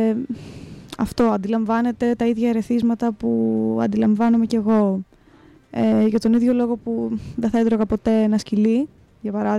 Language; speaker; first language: Greek; native; Greek